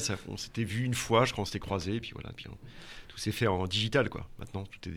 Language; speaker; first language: French; native; French